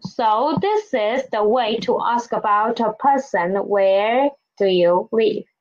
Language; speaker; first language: English; non-native, fluent; Chinese